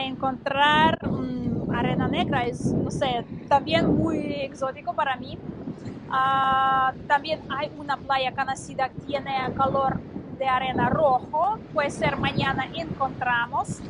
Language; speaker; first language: Spanish; non-native, learner; Russian